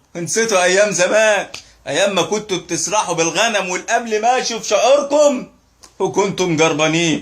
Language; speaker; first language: Arabic; native; Arabic